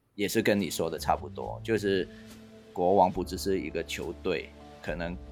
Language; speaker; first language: Chinese; non-native, fluent; Cantonese